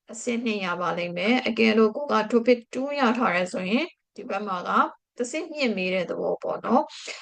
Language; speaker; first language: Burmese; native; Burmese